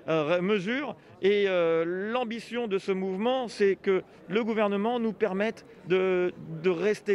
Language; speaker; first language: French; native; French